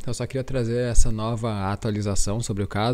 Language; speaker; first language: Portuguese; native; Portuguese